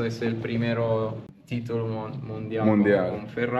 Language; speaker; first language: Spanish; non-native, learner; Italian